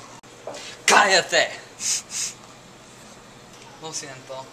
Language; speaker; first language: Spanish; non-native, learner; English